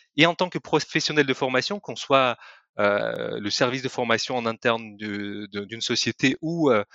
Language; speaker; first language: French; non-native, fluent; Russian